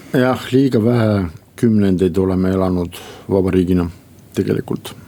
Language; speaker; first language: Estonian; non-native, local second language; Russian